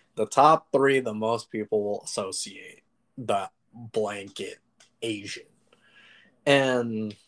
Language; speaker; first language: English; early bilingual, other home language; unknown